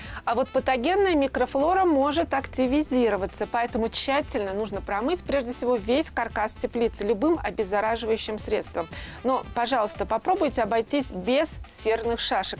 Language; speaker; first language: Russian; native; Russian